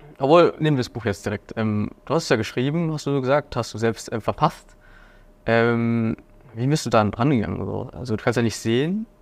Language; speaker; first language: German; early bilingual, other home language; Vietnamese